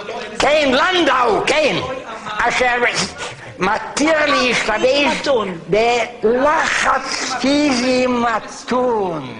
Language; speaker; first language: Hebrew; non-native, fluent; German